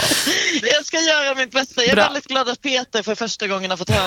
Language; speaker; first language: Swedish; native; Swedish